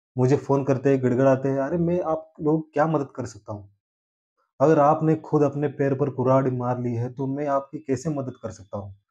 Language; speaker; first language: Hindi; non-native, local second language; Marathi